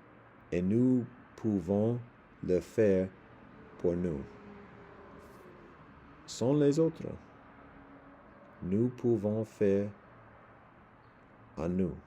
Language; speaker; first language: French; non-native, learner; English